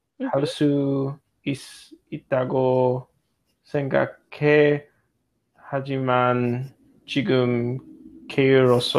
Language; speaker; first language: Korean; non-native, learner; English